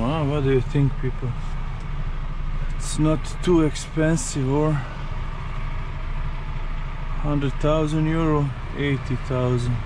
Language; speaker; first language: English; non-native, learner; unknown